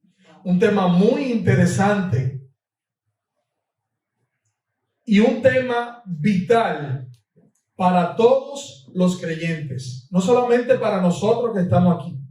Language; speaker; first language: Spanish; native; Spanish